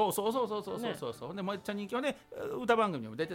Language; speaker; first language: Japanese; native; Japanese